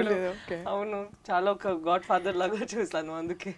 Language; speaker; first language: Telugu; non-native, learner; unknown